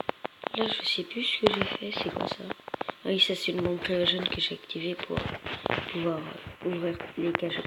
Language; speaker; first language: French; native; French